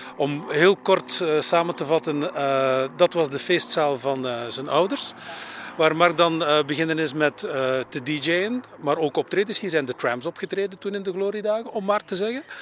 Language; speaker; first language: Dutch; native; Dutch